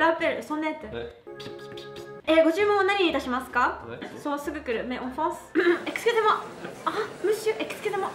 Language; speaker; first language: French; non-native, learner; Japanese